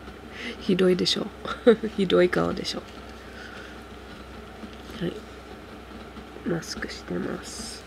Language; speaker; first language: Japanese; non-native, fluent; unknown